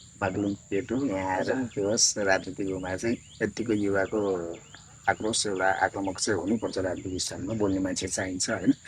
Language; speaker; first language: Nepali; native; Nepali